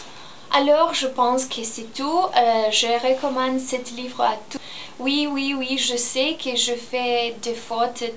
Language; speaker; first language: French; non-native, learner; Romanian